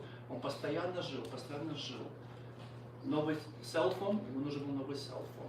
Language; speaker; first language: Russian; native; Russian